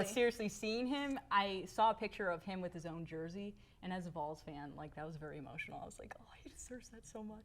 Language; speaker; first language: English; native; English